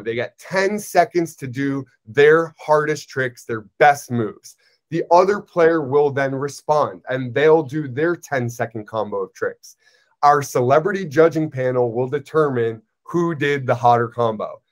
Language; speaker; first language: English; native; English